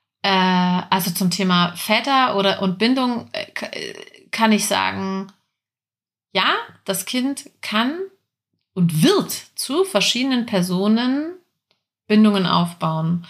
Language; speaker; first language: German; native; German